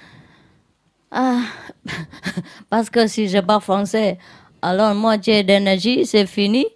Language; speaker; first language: French; non-native, learner; Vietnamese